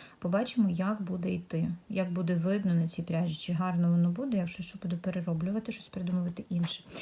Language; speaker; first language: Ukrainian; native; Ukrainian